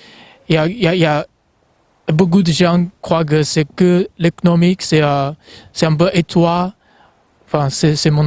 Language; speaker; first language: French; non-native, fluent; Chinese